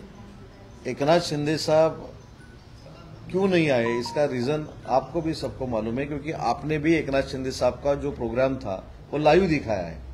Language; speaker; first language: Hindi; non-native, local second language; Marathi